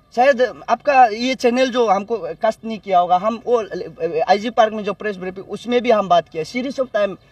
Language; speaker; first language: Hindi; non-native, local second language; Nyishi